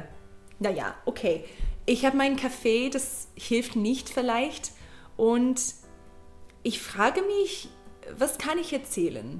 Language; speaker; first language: German; non-native, learner; English